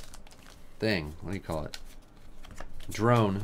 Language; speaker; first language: English; native; English